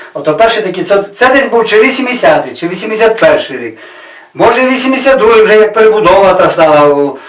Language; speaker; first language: Ukrainian; native; Ukrainian